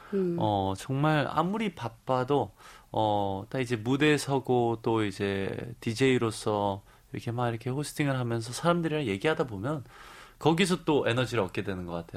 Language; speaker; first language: Korean; native; Korean